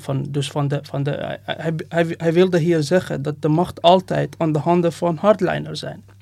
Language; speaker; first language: Dutch; non-native, fluent; Persian